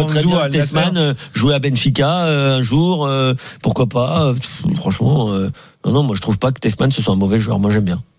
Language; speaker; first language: French; native; French